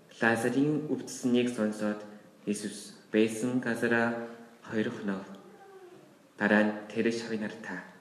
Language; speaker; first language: Mongolian; non-native, fluent; Korean